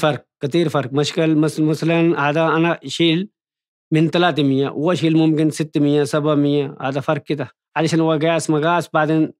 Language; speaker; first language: Arabic; non-native, learner; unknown